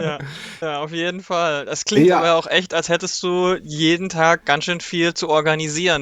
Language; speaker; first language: German; native; German